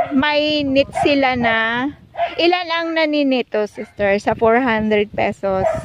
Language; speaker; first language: Filipino; non-native, local second language; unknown